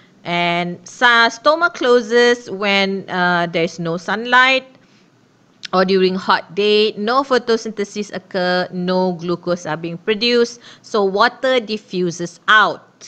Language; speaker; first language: English; non-native, local second language; Malay